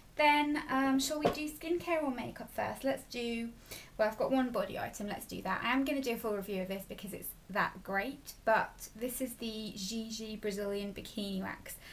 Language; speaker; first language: English; native; English